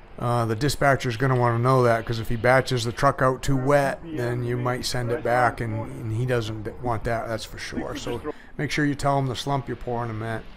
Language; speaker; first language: English; native; English